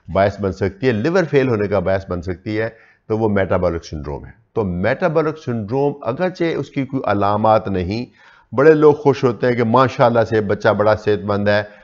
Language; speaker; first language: Urdu; non-native, local second language; Punjabi